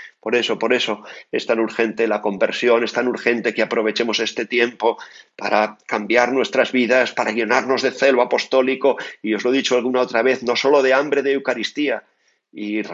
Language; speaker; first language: Spanish; native; Spanish